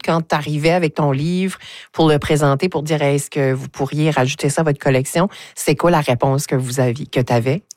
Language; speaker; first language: French; native; French